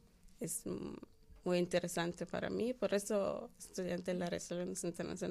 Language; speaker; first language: Spanish; non-native, learner; Arabic